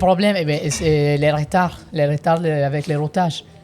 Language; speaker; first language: French; non-native, learner; Italian